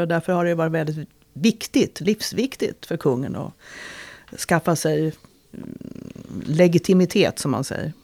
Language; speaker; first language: Swedish; native; Swedish